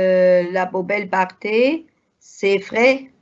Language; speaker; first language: French; non-native, fluent; Arabic